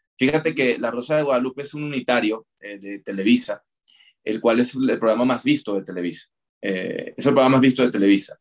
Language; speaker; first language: Spanish; native; Spanish